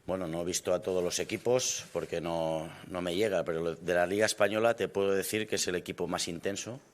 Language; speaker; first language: Spanish; native; Spanish